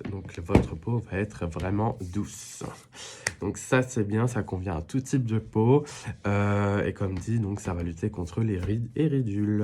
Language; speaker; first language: French; native; French